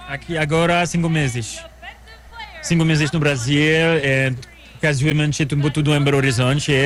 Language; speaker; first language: Portuguese; non-native, fluent; French